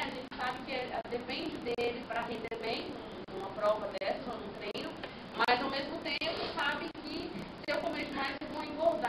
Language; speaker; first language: Portuguese; native; Portuguese